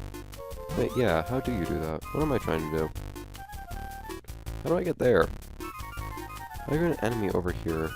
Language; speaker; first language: English; native; English